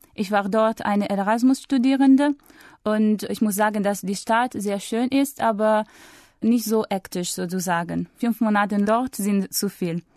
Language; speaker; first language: German; non-native, fluent; Italian